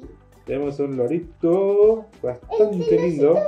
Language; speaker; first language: Spanish; native; Spanish